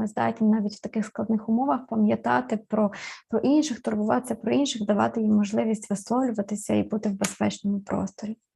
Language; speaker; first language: Ukrainian; native; Ukrainian